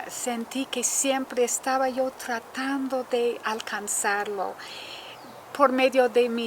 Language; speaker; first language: Spanish; non-native, fluent; English